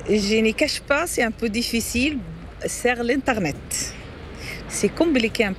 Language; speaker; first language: French; non-native, learner; Arabic